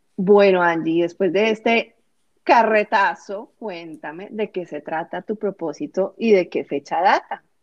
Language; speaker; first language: Spanish; native; Spanish